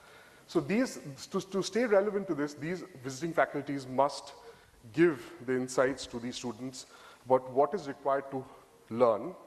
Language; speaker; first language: English; non-native, local second language; Bangla